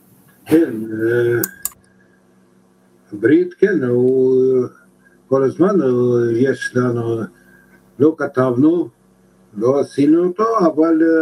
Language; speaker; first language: Hebrew; non-native, learner; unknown